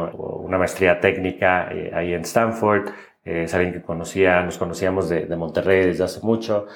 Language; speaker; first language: Spanish; native; Spanish